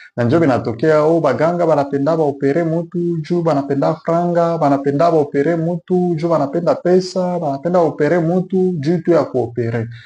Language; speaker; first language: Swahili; native; Swahili